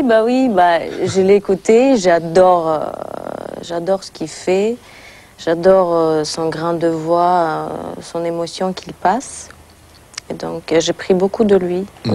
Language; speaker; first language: French; non-native, fluent; Russian